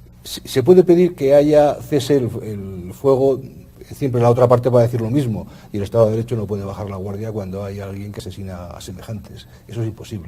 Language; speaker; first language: Spanish; native; Spanish